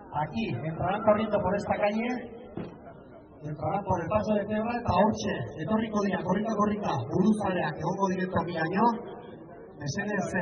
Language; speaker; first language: Spanish; native; Spanish